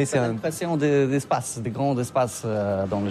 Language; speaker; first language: French; non-native, learner; Polish